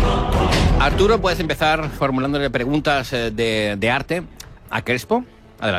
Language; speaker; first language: Spanish; native; Spanish